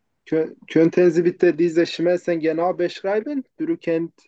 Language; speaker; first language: German; non-native, fluent; Turkish